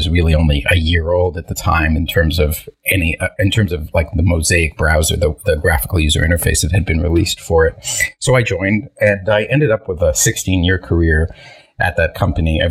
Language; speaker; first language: English; early bilingual, other home language; Hebrew